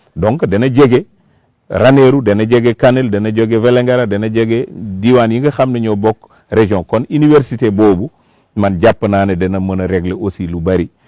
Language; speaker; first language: Wolof; non-native, local second language; Fula